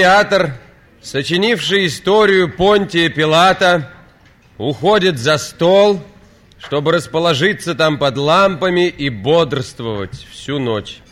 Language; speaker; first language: Russian; native; Russian